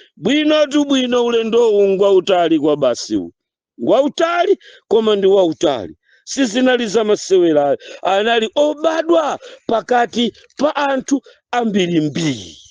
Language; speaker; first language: Nyanja; non-native, local second language; Yao